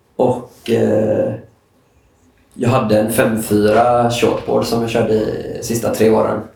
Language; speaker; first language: Swedish; native; Swedish